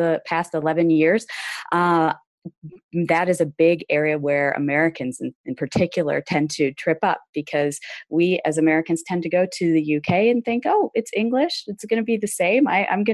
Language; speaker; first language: English; native; English